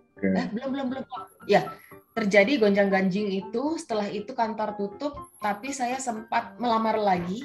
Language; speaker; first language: Indonesian; early bilingual, heritage; Indonesian